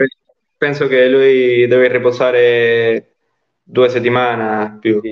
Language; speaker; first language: Italian; non-native, learner; Spanish